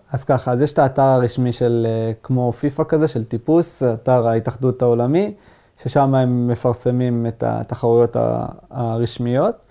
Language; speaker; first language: Hebrew; native; Hebrew